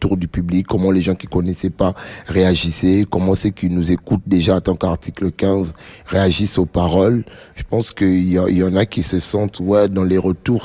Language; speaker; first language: French; non-native, local second language; Lingala